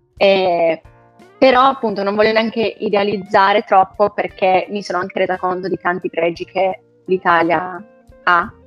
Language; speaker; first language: Italian; native; Italian